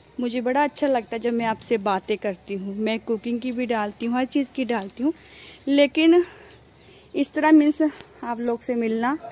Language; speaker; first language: Hindi; non-native, local second language; Punjabi